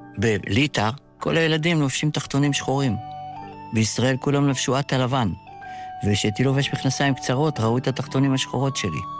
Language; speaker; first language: Hebrew; early bilingual, other home language; Yiddish